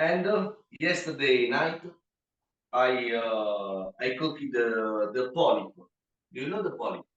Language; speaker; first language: English; non-native, learner; Italian